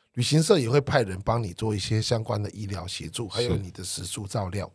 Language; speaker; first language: Chinese; native; Chinese